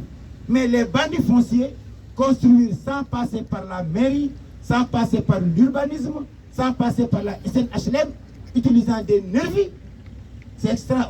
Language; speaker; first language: French; non-native, local second language; Wolof